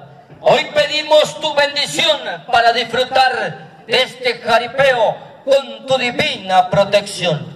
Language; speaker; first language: Spanish; native; Spanish